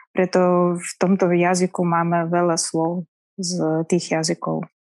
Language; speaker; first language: Slovak; non-native, fluent; Kazakh